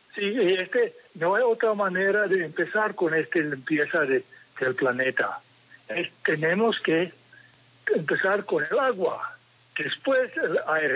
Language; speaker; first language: Spanish; non-native, fluent; English